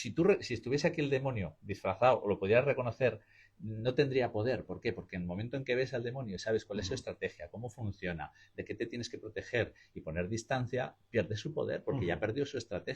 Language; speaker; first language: Spanish; native; Spanish